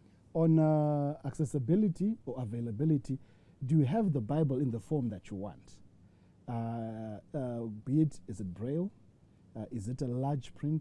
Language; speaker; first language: English; non-native, local second language; Shona